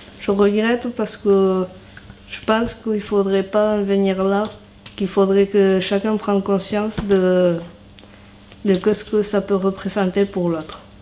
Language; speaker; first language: French; native; French